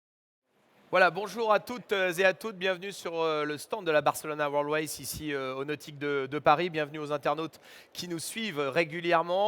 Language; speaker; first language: French; native; French